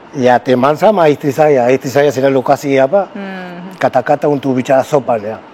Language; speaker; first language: Indonesian; non-native, fluent; Spanish